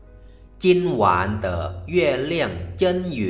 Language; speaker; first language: Chinese; non-native, fluent; Lao